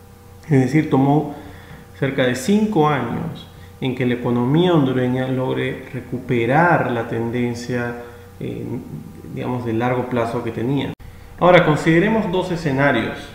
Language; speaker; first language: Spanish; native; Spanish